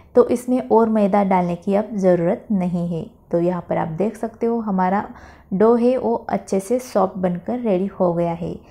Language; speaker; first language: Hindi; non-native, local second language; Marathi